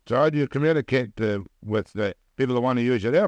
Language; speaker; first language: English; native; English